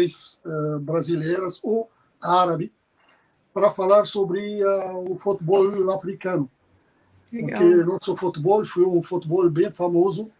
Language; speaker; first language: Portuguese; non-native, fluent; Arabic